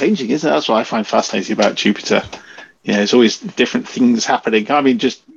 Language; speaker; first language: English; native; English